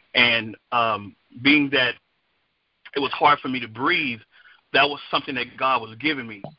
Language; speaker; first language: English; native; English